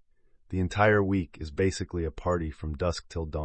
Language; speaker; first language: English; native; English